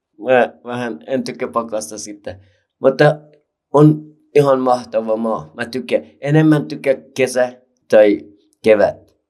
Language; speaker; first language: Finnish; non-native, learner; Persian